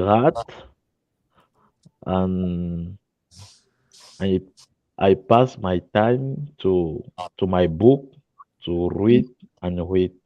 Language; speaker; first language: English; non-native, learner; French